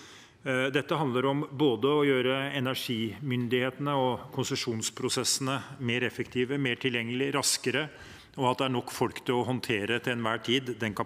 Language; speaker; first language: Norwegian; native; Norwegian